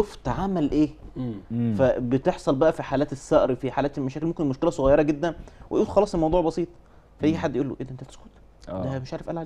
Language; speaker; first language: Arabic; native; Arabic